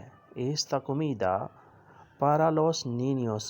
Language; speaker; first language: Spanish; non-native, learner; Urdu